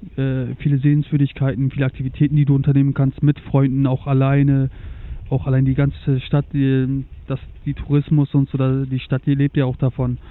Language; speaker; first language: German; early bilingual, other home language; Turkish